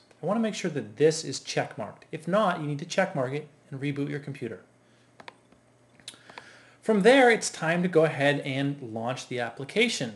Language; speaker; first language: English; native; English